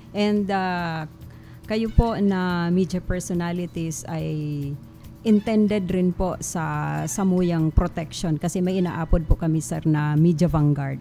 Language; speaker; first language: Filipino; non-native, local second language; Bikol